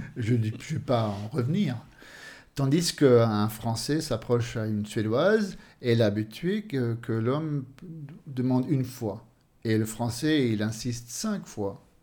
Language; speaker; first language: French; non-native, fluent; Swedish